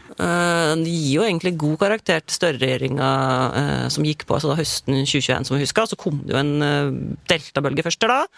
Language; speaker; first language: Norwegian; native; Norwegian